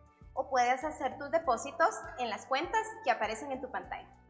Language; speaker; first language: Spanish; native; Spanish